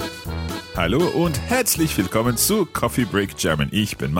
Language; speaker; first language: German; non-native, fluent; English